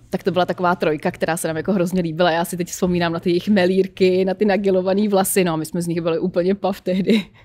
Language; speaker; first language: Czech; native; Czech